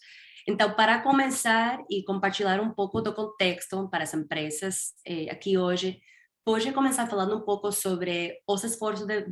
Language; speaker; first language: Portuguese; non-native, fluent; Spanish